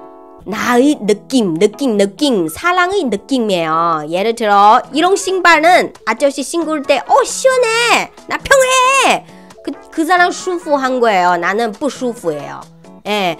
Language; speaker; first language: Korean; non-native, fluent; Chinese